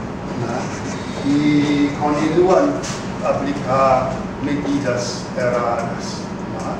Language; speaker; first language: Portuguese; non-native, fluent; German